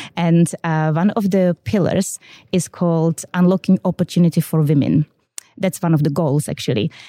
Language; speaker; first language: English; non-native, fluent; Czech